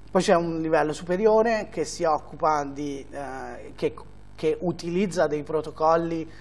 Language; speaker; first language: Italian; native; Italian